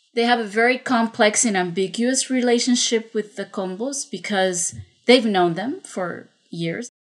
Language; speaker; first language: English; non-native, fluent; Spanish